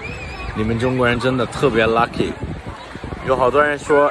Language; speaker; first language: Chinese; non-native, fluent; English